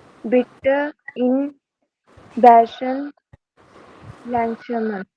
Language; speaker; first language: German; non-native, learner; Hindi